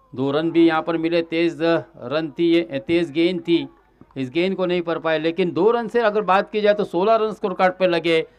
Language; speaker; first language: Hindi; non-native, local second language; Marathi